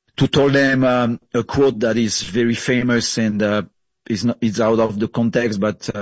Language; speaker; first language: English; non-native, fluent; French